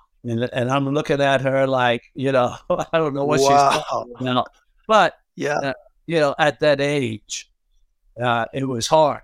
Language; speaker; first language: English; native; English